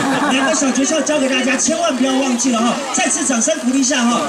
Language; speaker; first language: Chinese; native; Chinese